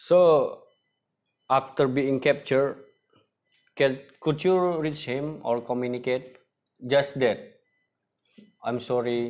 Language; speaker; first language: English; non-native, learner; Indonesian